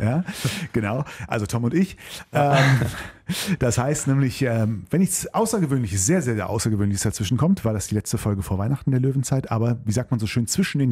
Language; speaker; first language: German; native; German